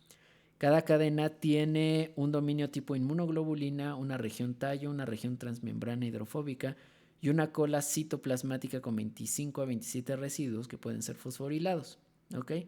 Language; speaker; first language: Spanish; native; Spanish